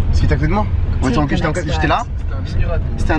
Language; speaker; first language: French; native; French